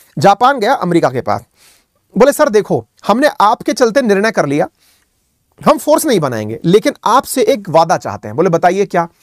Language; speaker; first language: Hindi; native; Hindi